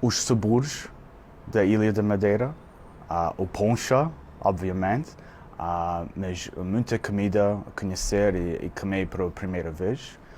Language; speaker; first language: Portuguese; early bilingual, heritage; Portuguese